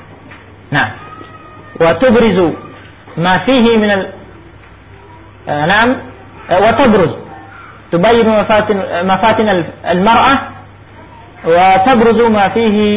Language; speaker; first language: Arabic; non-native, fluent; Indonesian